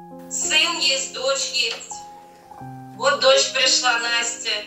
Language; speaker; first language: Russian; native; Russian